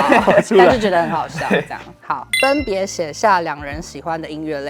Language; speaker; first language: Chinese; native; Chinese